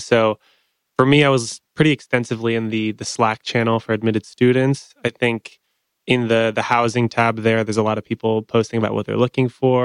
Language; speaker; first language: English; native; English